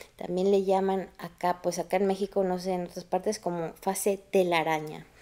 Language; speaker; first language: Spanish; native; Spanish